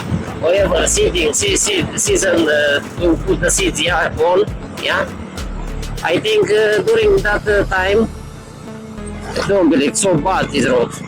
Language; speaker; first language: English; non-native, learner; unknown